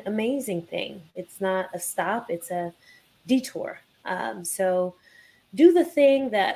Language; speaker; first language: English; early bilingual, other home language; Haitian Creole